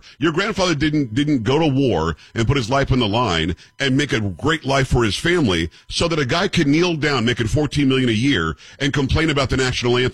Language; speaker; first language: English; native; English